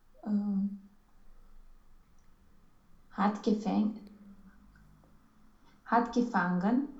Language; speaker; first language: German; non-native, learner; Romanian